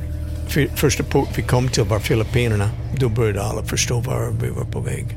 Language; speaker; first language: Swedish; non-native, fluent; English